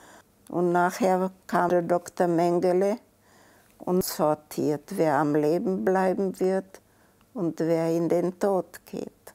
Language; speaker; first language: German; non-native, fluent; Czech